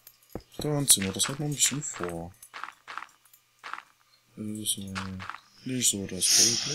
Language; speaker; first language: German; native; German